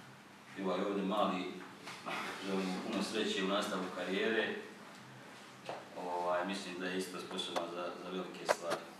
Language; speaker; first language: Croatian; native; Croatian